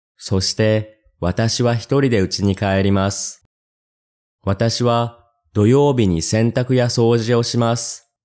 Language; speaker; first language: Japanese; non-native, learner; English